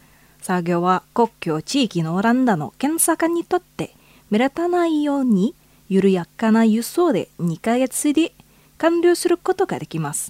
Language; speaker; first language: Japanese; non-native, learner; Indonesian